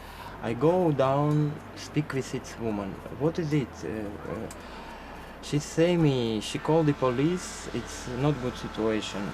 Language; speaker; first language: English; non-native, learner; Russian